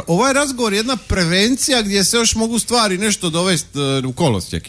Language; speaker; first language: Croatian; native; Croatian